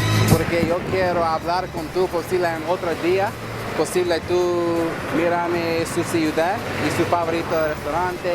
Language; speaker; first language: Spanish; non-native, learner; English